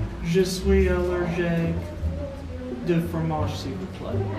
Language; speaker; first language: French; non-native, learner; English